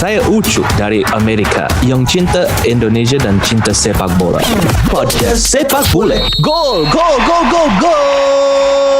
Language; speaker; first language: Indonesian; non-native, learner; English